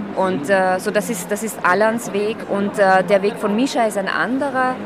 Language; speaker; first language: German; early bilingual, other home language; Slovak